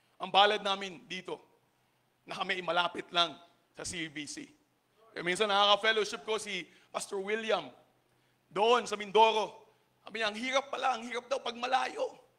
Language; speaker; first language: Filipino; native; Filipino